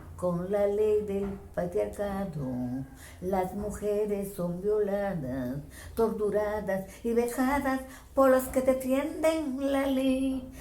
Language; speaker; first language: Spanish; non-native, local second language; Quechua